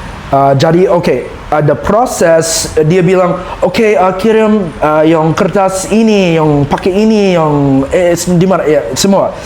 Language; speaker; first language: Indonesian; non-native, learner; English